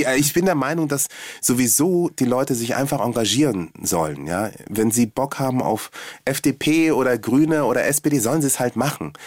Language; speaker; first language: German; early bilingual, other home language; Swahili